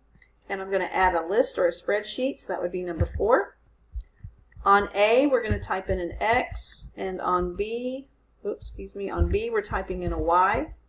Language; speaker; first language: English; native; English